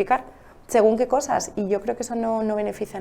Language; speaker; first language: Spanish; native; Spanish